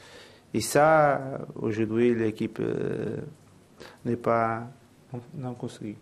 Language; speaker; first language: French; non-native, learner; Portuguese